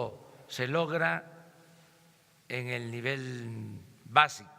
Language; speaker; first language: Spanish; native; Spanish